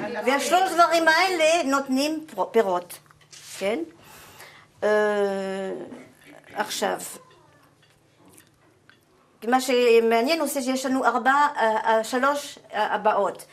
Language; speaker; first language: Hebrew; non-native, fluent; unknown